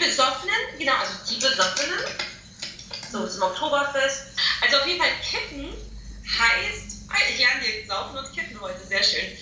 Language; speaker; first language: German; native; German